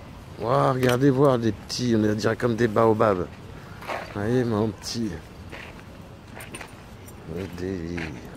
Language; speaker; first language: French; native; French